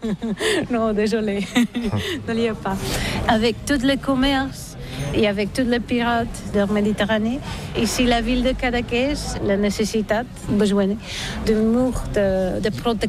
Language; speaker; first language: French; non-native, learner; Catalan